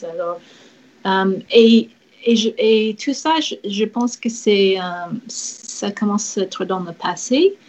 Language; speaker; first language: French; non-native, fluent; English